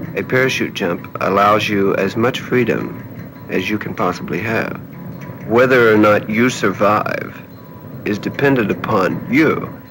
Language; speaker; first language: English; native; English